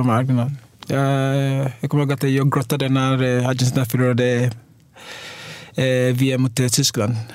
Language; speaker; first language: Swedish; non-native, fluent; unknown